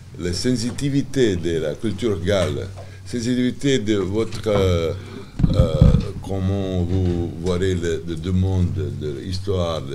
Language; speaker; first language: French; non-native, learner; Serbian